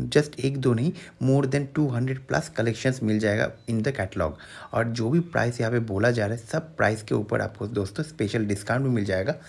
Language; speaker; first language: Hindi; non-native, local second language; Bangla